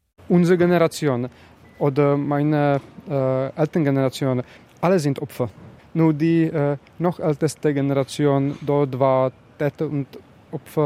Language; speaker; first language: German; non-native, learner; Czech